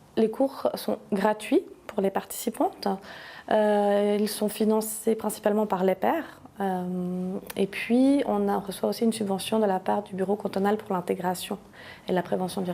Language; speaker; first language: French; native; French